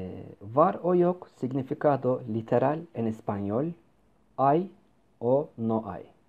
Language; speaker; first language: Spanish; non-native, learner; Turkish